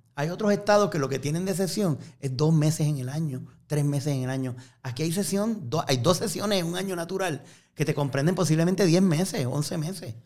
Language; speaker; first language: Spanish; native; Spanish